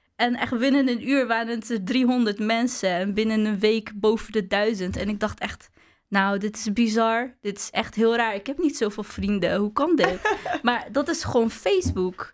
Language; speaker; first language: Dutch; early bilingual, other home language; Arabic